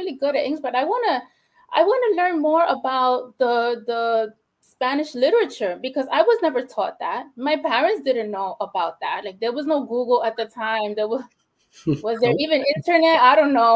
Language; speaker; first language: English; early bilingual, other home language; Spanish